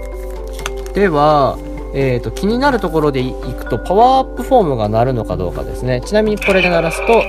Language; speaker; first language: Japanese; native; Japanese